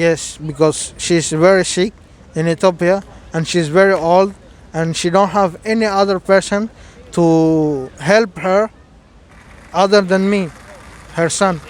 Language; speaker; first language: English; non-native, fluent; Somali